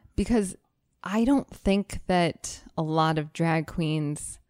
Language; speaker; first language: English; native; English